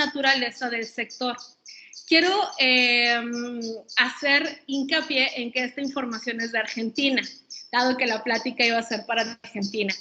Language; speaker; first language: Spanish; native; Spanish